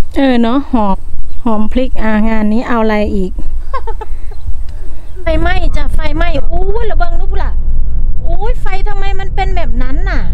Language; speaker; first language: Thai; non-native, local second language; Northeastern Thai